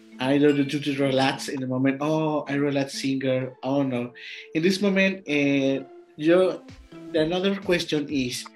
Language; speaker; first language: English; non-native, learner; Spanish